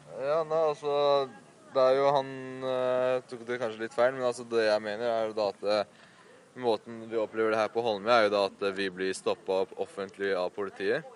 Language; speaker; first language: Norwegian; early bilingual, other home language; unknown